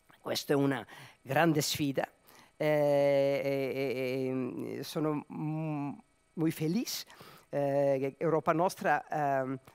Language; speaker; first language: Italian; non-native, learner; Serbian